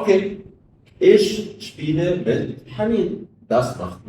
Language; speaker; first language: German; non-native, fluent; Arabic